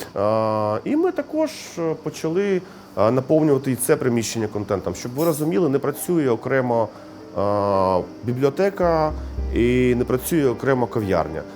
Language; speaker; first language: Ukrainian; native; Ukrainian